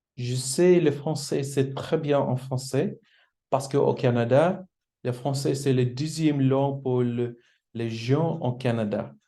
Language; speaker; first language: French; non-native, learner; English